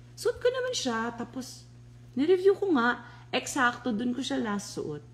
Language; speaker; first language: Filipino; native; Filipino